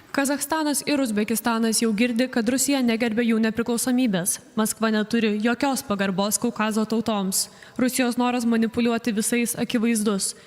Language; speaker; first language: Lithuanian; native; Lithuanian